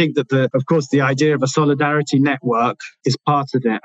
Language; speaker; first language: English; native; English